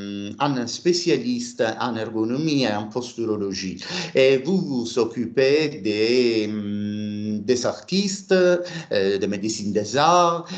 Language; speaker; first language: French; non-native, fluent; Italian